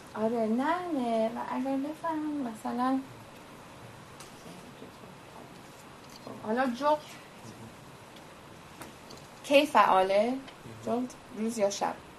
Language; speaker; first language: Persian; early bilingual, heritage; Persian